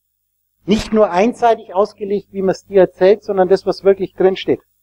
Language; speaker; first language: German; native; German